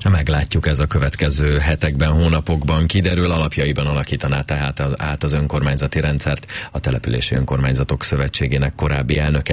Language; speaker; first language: Hungarian; native; Hungarian